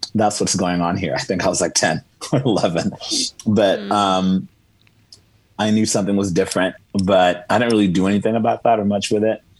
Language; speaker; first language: English; early bilingual, other home language; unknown